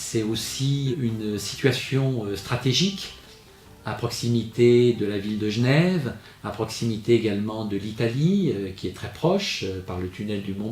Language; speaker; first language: French; native; French